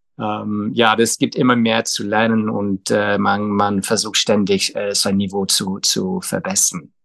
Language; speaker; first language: German; non-native, fluent; English